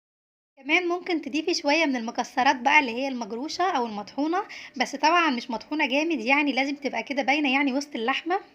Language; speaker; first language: Arabic; native; Arabic